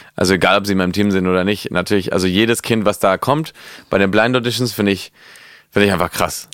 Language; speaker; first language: German; non-native, fluent; Spanish